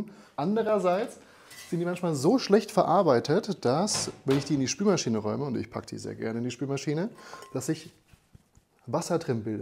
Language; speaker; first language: German; native; German